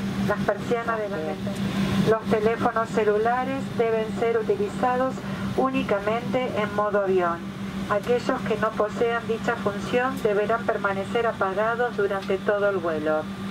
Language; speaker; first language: Spanish; native; Spanish